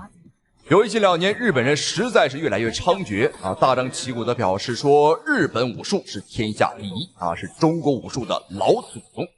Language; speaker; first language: Chinese; native; Chinese